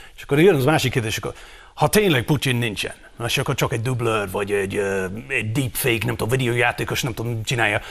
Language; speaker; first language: Hungarian; non-native, fluent; English